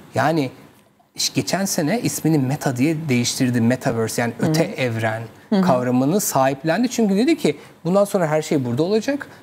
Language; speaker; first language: Turkish; native; Turkish